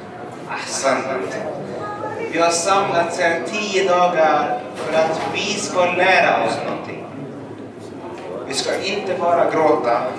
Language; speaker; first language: Swedish; early bilingual, other home language; Arabic